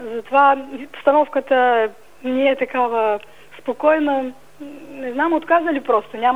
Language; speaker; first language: Bulgarian; early bilingual, heritage; Bulgarian